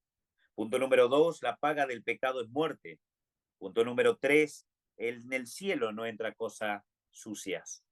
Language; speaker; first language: Spanish; native; Spanish